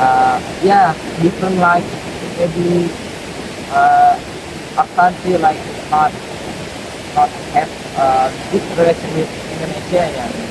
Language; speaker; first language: English; non-native, learner; Indonesian